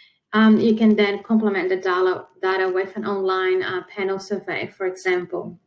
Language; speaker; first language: English; non-native, fluent; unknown